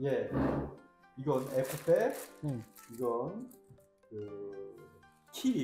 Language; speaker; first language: Korean; native; Korean